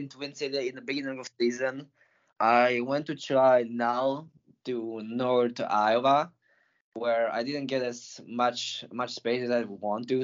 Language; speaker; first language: English; non-native, fluent; Slovak